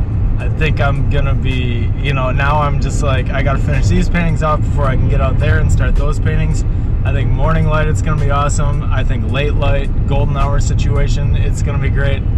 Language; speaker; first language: English; native; English